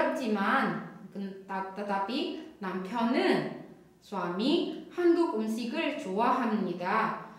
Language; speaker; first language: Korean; non-native, fluent; Indonesian